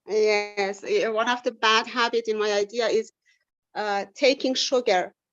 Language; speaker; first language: English; non-native, learner; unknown